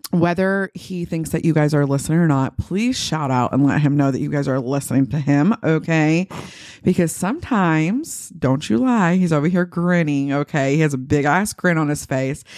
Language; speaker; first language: English; native; English